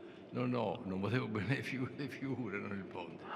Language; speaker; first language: Italian; native; Italian